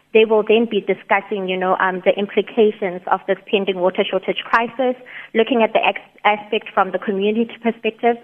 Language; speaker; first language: English; non-native, local second language; Tswana